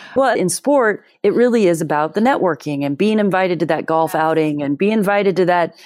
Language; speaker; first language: English; native; English